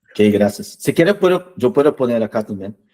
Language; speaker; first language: Spanish; non-native, fluent; Portuguese